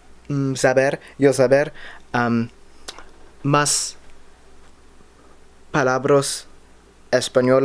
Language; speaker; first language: Spanish; non-native, learner; English